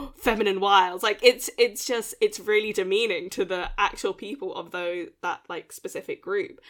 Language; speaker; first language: English; early bilingual, other home language; Malay